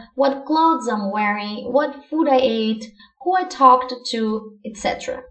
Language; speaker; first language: English; non-native, fluent; Portuguese